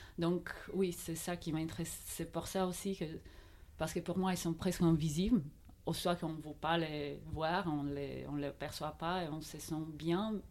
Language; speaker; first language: French; non-native, fluent; Bulgarian